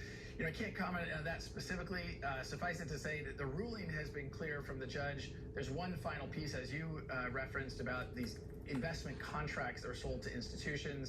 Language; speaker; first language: English; native; English